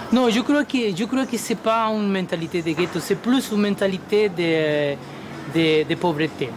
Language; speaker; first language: French; non-native, fluent; Spanish